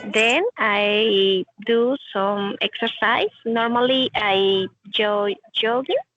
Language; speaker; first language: English; non-native, learner; Spanish